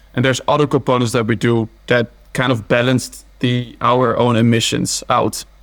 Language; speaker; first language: English; early bilingual, other home language; Dutch